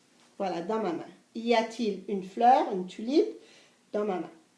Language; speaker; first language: French; non-native, fluent; English